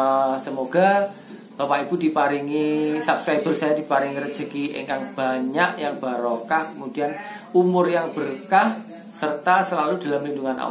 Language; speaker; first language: Indonesian; non-native, local second language; Javanese